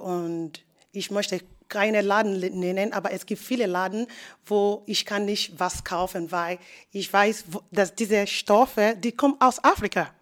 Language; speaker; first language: German; non-native, fluent; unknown